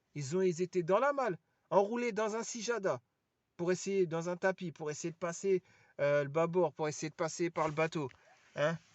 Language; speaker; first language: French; native; French